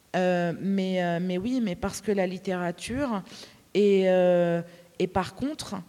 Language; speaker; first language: French; native; French